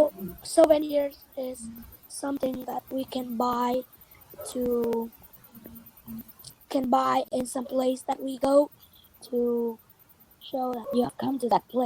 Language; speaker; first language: English; non-native, learner; Vietnamese